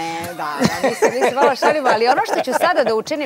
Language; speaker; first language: Serbian; native; Serbian